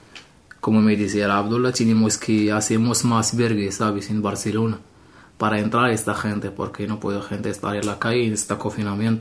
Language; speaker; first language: Spanish; non-native, learner; Arabic